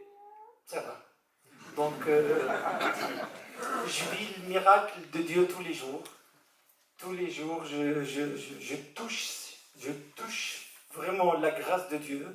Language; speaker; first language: French; non-native, fluent; Arabic